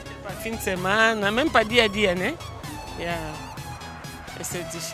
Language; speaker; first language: Portuguese; non-native, learner; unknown